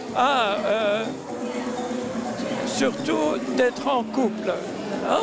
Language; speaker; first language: French; native; French